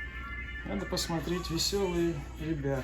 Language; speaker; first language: Russian; native; Russian